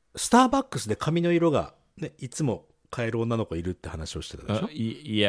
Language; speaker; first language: Japanese; native; Japanese